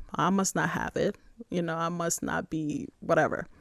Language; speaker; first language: English; non-native, local second language; Igbo